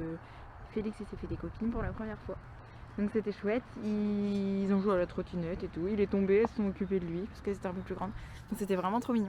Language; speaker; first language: French; native; French